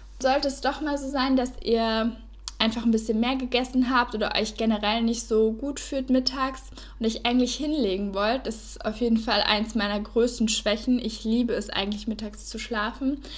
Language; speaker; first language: German; native; German